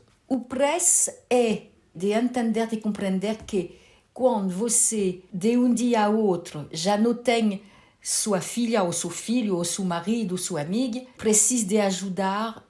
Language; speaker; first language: Portuguese; early bilingual, heritage; Portuguese